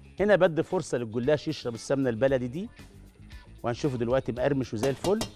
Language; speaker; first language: Arabic; native; Arabic